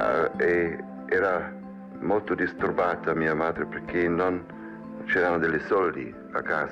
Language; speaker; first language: Italian; non-native, learner; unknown